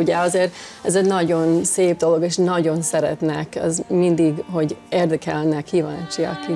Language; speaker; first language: Hungarian; early bilingual, heritage; English